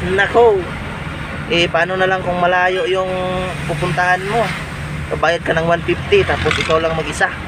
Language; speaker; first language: Filipino; non-native, local second language; Cebuano